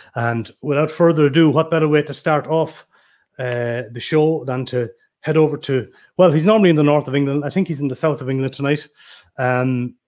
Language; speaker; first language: English; native; English